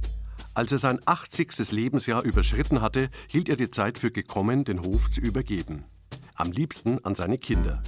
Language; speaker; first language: German; native; German